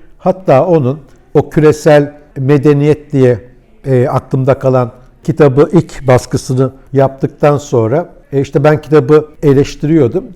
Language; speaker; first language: Turkish; early bilingual, heritage; Turkish